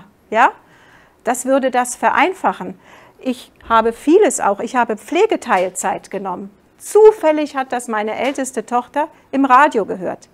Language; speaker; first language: German; non-native, fluent; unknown